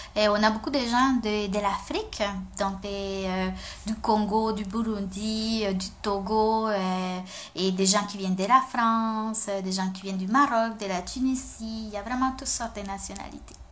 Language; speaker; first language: French; non-native, fluent; Spanish